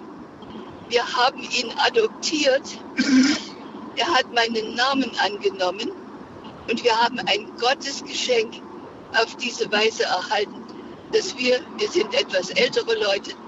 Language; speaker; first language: German; native; German